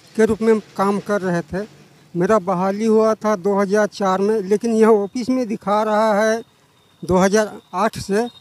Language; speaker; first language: Hindi; native; Hindi